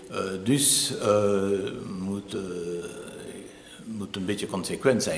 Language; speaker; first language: Dutch; non-native, local second language; French